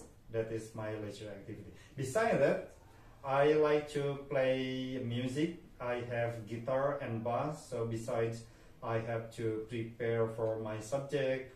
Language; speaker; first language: English; non-native, fluent; Indonesian